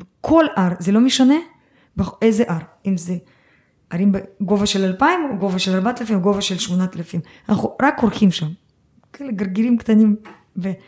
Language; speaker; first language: Hebrew; early bilingual, other home language; Russian